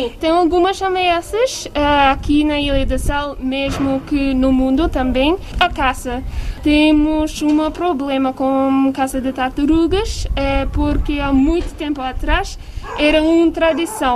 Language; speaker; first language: Portuguese; non-native, learner; English